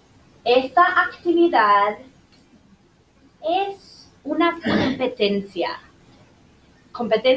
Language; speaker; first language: Spanish; non-native, fluent; English